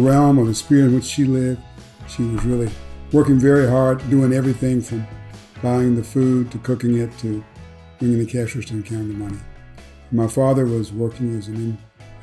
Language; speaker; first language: English; native; English